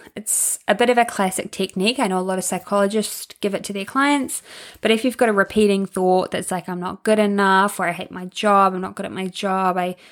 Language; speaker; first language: English; native; English